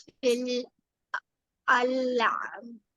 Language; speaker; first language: Arabic; non-native, learner; Urdu